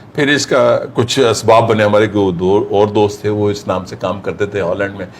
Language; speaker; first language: Urdu; non-native, local second language; Punjabi